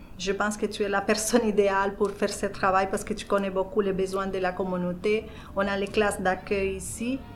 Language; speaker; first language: French; non-native, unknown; Spanish